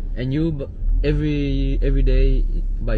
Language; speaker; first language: English; non-native, learner; French